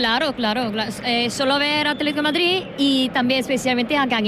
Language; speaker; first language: Spanish; non-native, learner; Korean